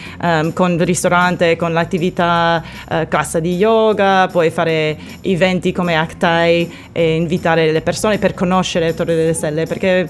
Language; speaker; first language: Italian; non-native, learner; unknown